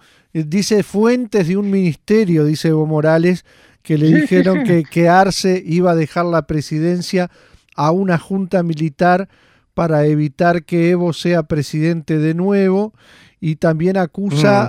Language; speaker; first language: Spanish; native; Spanish